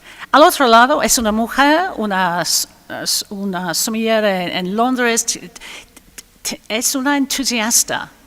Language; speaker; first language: Spanish; non-native, fluent; English